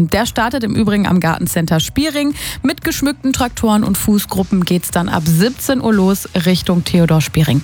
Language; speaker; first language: German; native; German